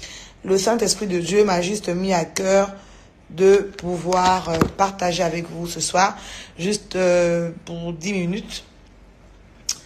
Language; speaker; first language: French; non-native, local second language; Lingala